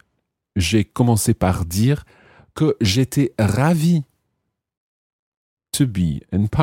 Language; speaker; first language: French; non-native, fluent; English